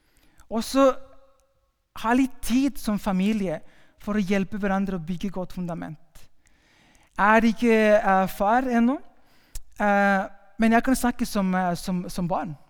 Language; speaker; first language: Norwegian; non-native, fluent; Spanish